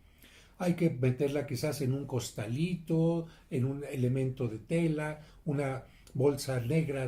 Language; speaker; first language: Spanish; native; Spanish